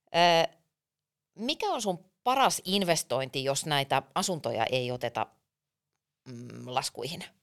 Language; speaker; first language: Finnish; native; Finnish